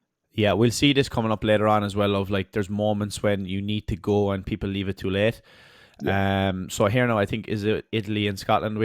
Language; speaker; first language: English; native; English